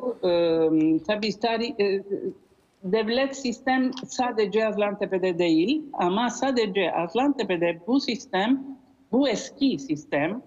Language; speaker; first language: Turkish; non-native, learner; Italian